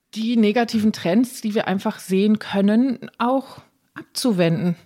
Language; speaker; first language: German; native; German